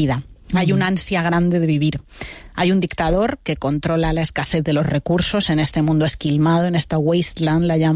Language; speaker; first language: Spanish; native; Spanish